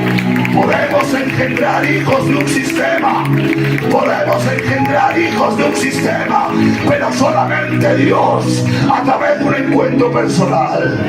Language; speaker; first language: Spanish; native; Spanish